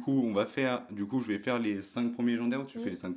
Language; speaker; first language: French; native; French